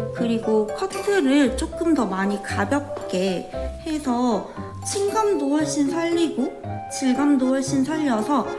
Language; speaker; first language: Korean; native; Korean